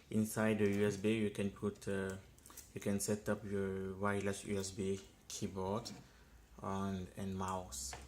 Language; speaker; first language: English; non-native, learner; French